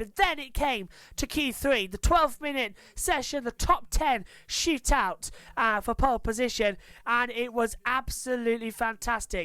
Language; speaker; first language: English; native; English